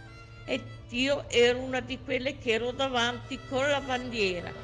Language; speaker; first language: Italian; native; Italian